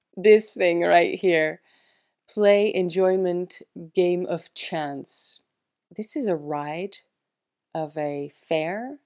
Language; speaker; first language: English; non-native, fluent; French